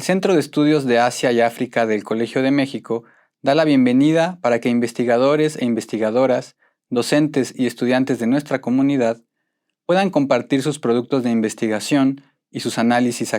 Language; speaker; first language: Spanish; native; Spanish